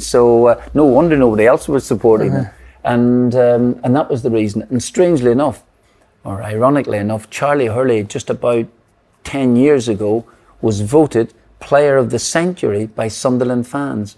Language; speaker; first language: English; native; English